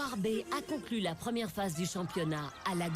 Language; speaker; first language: French; native; French